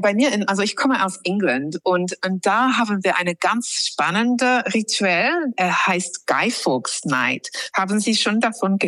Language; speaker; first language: German; non-native, fluent; English